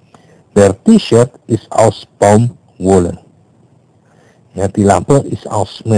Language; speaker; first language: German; non-native, fluent; Indonesian